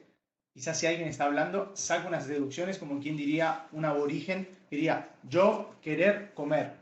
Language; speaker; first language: Spanish; native; Spanish